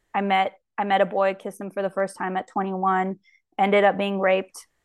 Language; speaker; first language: English; native; English